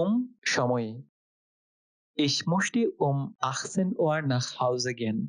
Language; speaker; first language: German; non-native, fluent; Bangla